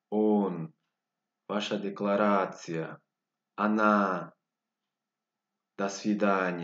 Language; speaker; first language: Russian; non-native, learner; Spanish